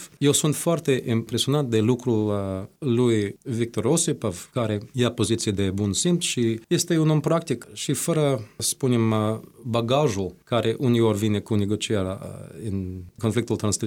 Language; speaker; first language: Romanian; non-native, fluent; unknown